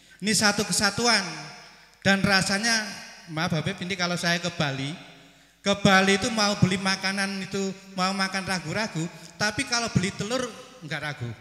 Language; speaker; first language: Indonesian; non-native, local second language; Javanese